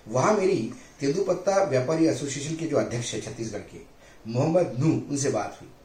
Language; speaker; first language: Hindi; non-native, local second language; Marathi